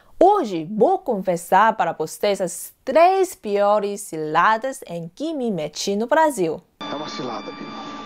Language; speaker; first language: Portuguese; non-native, fluent; Korean